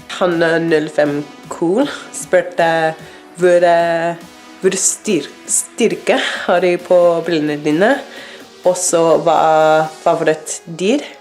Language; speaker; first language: Norwegian; non-native, learner; English